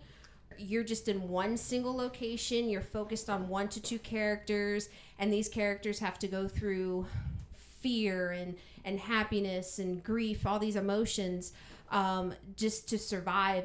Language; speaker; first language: English; native; English